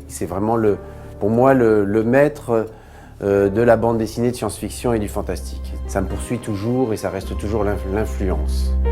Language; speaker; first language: French; native; French